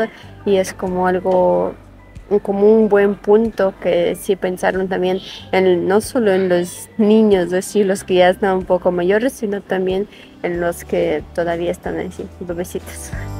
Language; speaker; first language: Spanish; non-native, fluent; Ukrainian